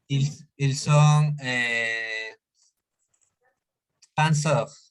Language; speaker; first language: French; non-native, learner; Spanish